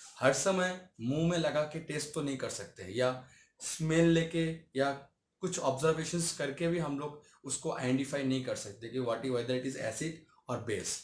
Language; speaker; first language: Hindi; non-native, local second language; Bangla